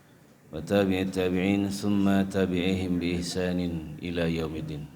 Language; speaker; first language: Arabic; non-native, fluent; Indonesian